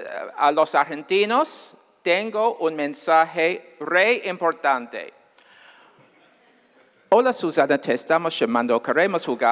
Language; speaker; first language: Spanish; non-native, fluent; English